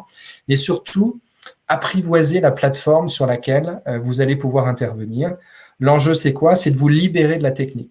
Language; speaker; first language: French; native; French